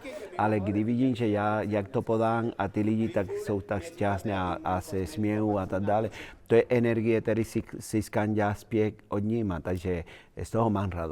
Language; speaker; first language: Czech; non-native, fluent; Spanish